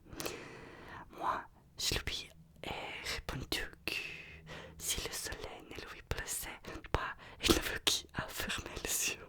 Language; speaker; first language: French; non-native, learner; Russian